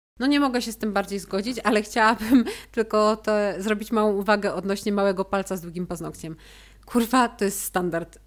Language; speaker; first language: Polish; native; Polish